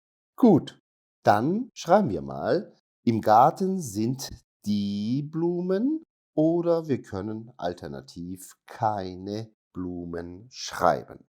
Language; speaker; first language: German; non-native, fluent; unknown